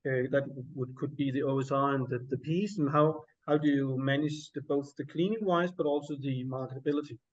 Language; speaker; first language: English; non-native, fluent; Danish